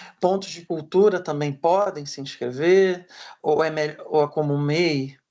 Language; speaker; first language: Portuguese; native; Portuguese